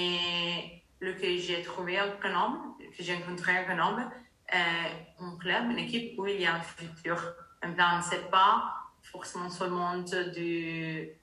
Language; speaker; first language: French; non-native, learner; Italian